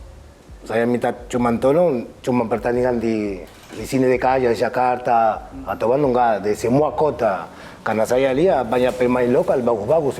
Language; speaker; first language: Indonesian; non-native, fluent; Spanish